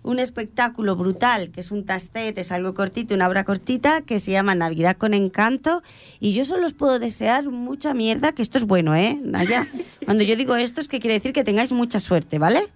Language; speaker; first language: Spanish; non-native, local second language; Catalan